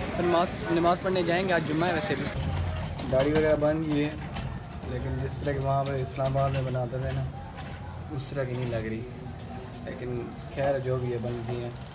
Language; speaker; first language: Urdu; non-native, local second language; Sindhi